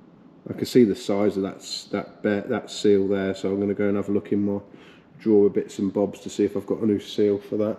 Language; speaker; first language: English; native; English